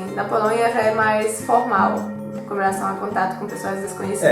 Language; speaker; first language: Portuguese; non-native, fluent; Polish